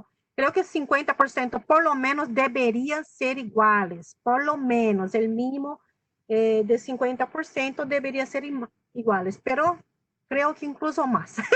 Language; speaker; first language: Spanish; non-native, fluent; Portuguese